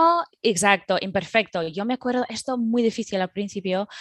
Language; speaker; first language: Spanish; non-native, fluent; English